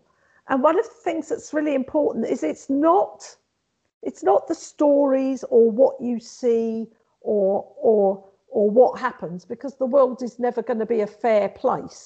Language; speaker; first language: English; native; English